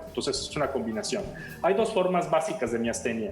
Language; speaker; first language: Spanish; native; Spanish